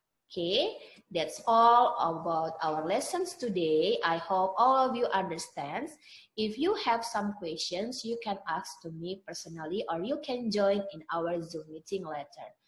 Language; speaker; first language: English; non-native, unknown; Indonesian